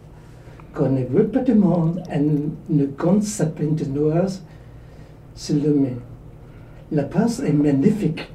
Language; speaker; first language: French; non-native, learner; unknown